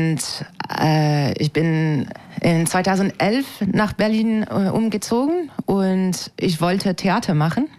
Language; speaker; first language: German; non-native, fluent; French